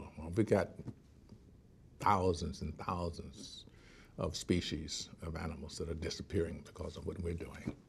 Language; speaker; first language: English; native; English